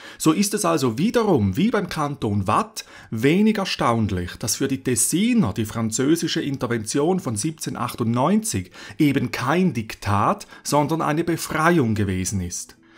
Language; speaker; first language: German; native; German